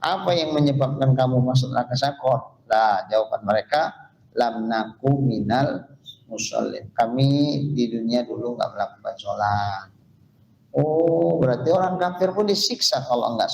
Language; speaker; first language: Indonesian; native; Indonesian